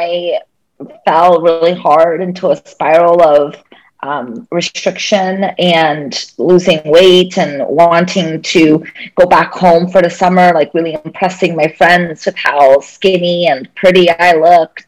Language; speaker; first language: English; native; English